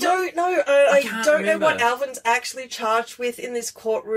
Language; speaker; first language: English; native; English